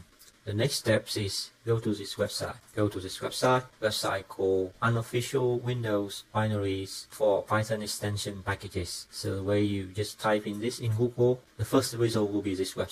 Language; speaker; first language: English; non-native, fluent; Vietnamese